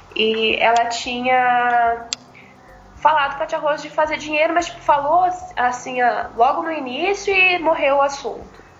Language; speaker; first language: Portuguese; native; Portuguese